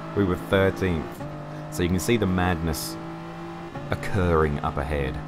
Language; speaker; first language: English; native; English